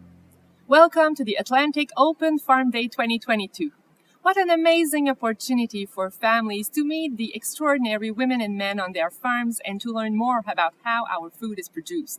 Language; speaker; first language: English; non-native, local second language; French